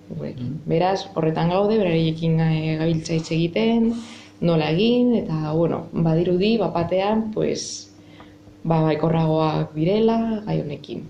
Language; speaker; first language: Basque; non-native, local second language; Spanish